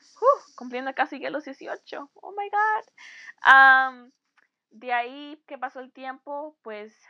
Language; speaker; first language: Spanish; early bilingual, heritage; Spanish